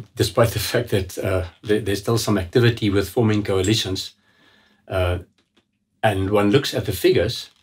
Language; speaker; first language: English; non-native, local second language; Afrikaans